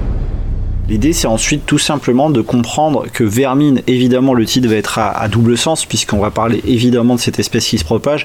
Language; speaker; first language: French; native; French